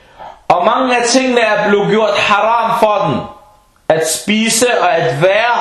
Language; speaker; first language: Danish; non-native, local second language; Arabic